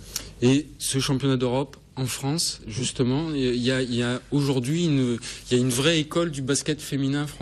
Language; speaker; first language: French; native; French